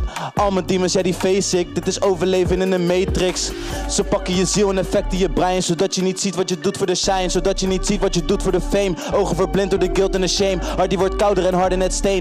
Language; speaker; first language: Dutch; native; Dutch